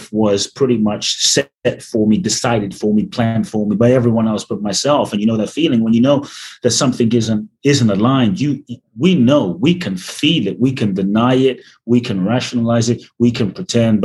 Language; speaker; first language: English; native; English